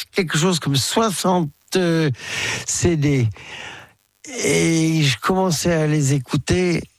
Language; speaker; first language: French; non-native, fluent; English